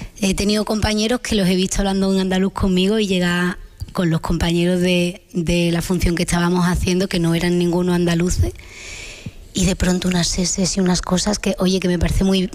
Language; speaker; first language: Spanish; native; Spanish